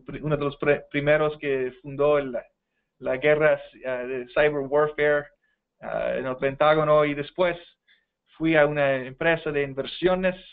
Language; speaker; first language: Spanish; non-native, fluent; English